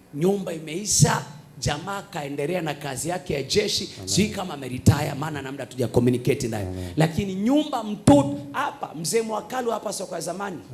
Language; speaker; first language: Swahili; native; Swahili